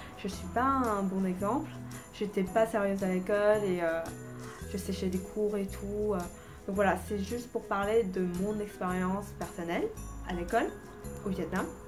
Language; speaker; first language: French; non-native, fluent; Vietnamese